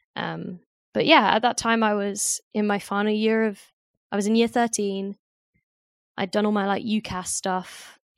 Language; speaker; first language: English; native; English